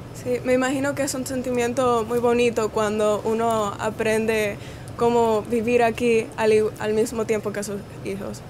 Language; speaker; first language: Spanish; native; Spanish